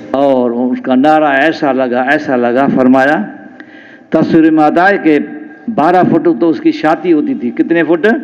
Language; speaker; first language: Urdu; non-native, local second language; Sindhi